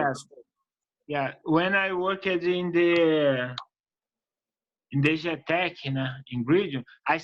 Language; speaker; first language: English; non-native, learner; Portuguese